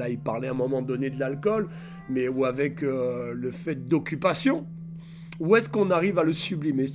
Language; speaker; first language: French; native; French